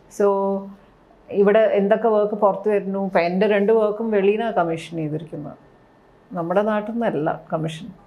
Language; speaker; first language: Malayalam; early bilingual, heritage; Malayalam